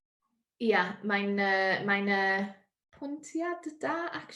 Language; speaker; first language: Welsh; non-native, learner; English